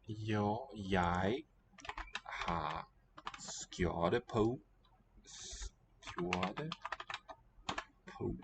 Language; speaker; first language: Danish; non-native, learner; English